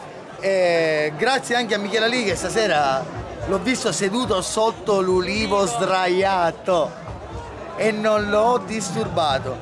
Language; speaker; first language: Italian; native; Italian